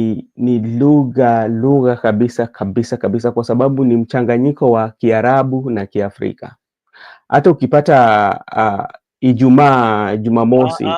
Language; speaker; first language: Swahili; non-native, local second language; Luo (Kenya and Tanzania)